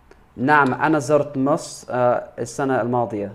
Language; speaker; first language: Arabic; non-native, learner; English